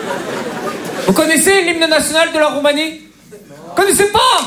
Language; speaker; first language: French; native; French